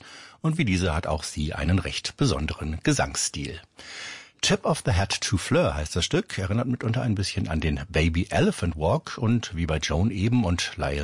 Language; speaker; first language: German; native; German